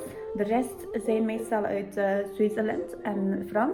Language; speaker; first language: Dutch; non-native, fluent; Tibetan